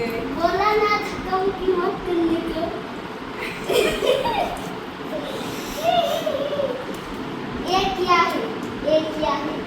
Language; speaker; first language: Hindi; non-native, learner; Bangla